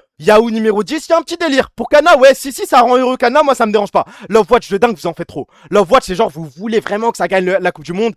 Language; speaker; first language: French; early bilingual, other home language; Arabic